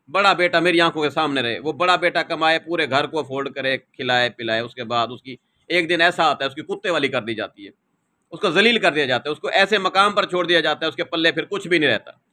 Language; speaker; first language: Urdu; non-native, local second language; Saraiki